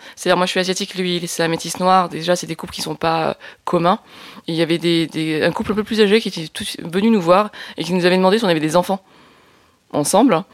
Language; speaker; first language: French; early bilingual, other home language; Lao